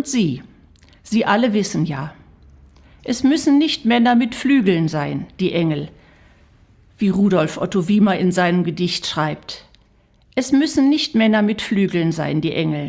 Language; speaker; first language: German; native; German